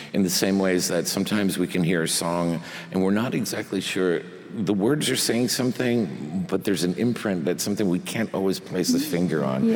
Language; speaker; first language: English; early bilingual, other home language; Spanish